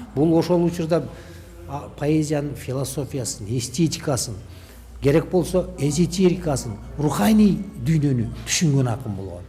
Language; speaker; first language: Kyrgyz; native; Kyrgyz